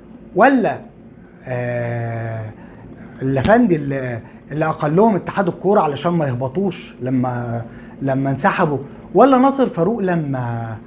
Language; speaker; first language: Arabic; native; Arabic